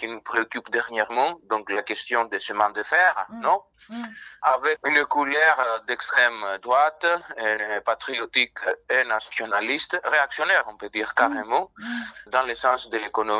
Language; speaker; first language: French; non-native, fluent; Greek